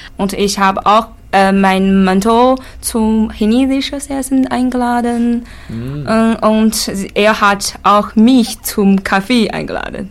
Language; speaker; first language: German; non-native, learner; Chinese